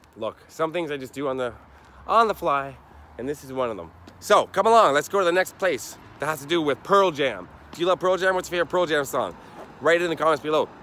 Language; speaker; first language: English; native; English